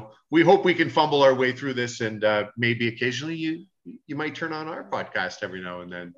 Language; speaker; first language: English; native; English